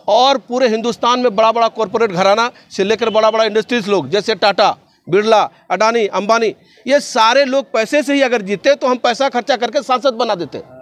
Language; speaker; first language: Hindi; native; Hindi